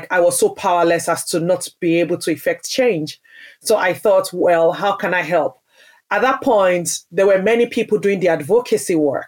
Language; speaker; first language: English; non-native, local second language; Yoruba